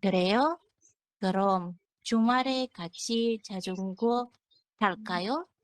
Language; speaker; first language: Korean; non-native, learner; Indonesian